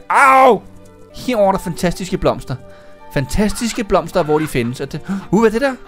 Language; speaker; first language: Danish; native; Danish